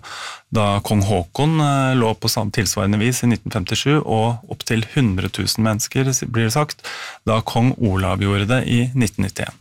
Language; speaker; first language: Norwegian; native; Norwegian